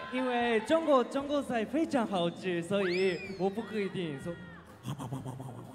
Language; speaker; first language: Chinese; non-native, learner; Japanese